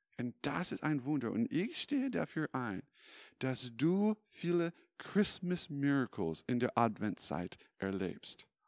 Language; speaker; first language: German; non-native, fluent; English